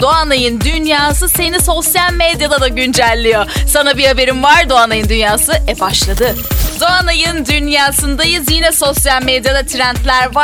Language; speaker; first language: Turkish; native; Turkish